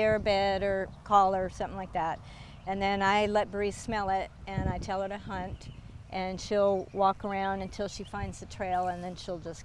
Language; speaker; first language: English; native; English